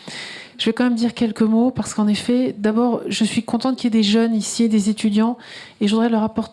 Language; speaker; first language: French; native; French